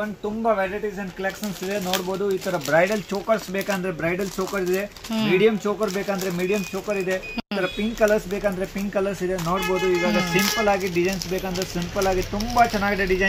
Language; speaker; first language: Kannada; non-native, local second language; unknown